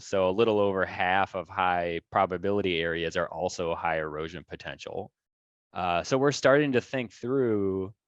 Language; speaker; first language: English; native; English